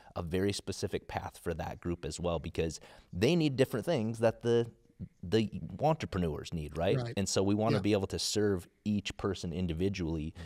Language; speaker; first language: English; native; English